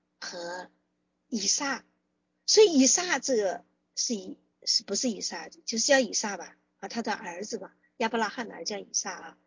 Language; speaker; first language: Chinese; native; Chinese